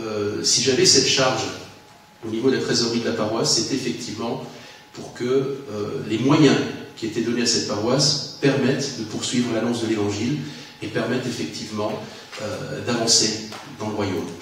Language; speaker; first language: French; native; French